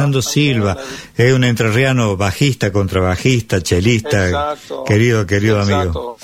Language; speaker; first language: Spanish; native; Spanish